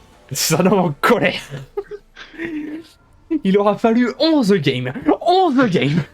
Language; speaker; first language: French; native; French